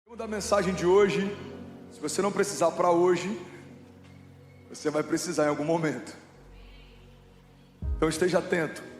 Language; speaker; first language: Portuguese; native; Portuguese